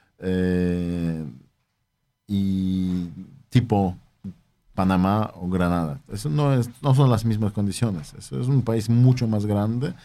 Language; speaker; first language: Spanish; non-native, fluent; Polish